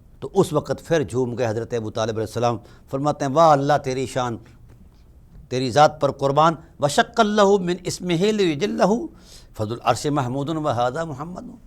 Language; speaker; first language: Urdu; non-native, local second language; Punjabi